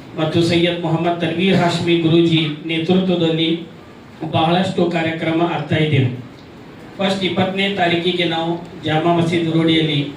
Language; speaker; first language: Kannada; non-native, local second language; Urdu